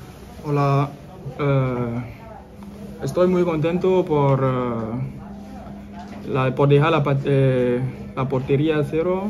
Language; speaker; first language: Spanish; non-native, fluent; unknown